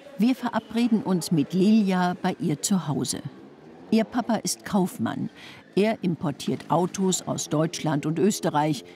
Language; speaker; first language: German; native; German